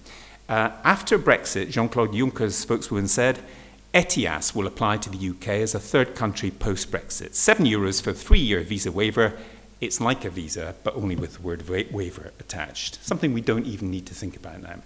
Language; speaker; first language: English; native; English